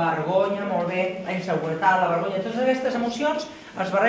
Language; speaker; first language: Catalan; native; Catalan